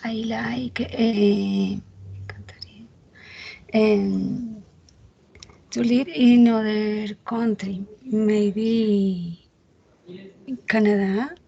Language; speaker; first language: English; non-native, learner; Spanish